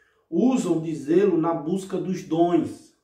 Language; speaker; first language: Portuguese; native; Portuguese